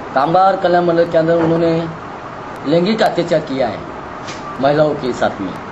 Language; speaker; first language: Hindi; non-native, local second language; Marathi